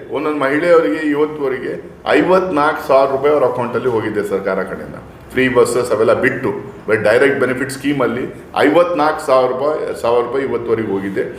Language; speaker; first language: Kannada; non-native, local second language; Urdu